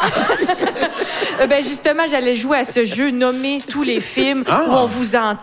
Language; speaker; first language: French; native; French